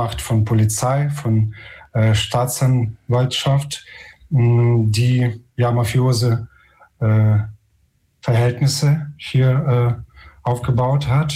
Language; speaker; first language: German; non-native, fluent; Ukrainian